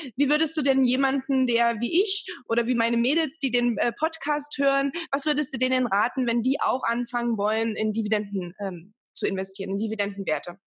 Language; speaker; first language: German; native; German